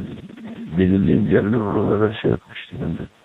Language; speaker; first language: Turkish; native; Turkish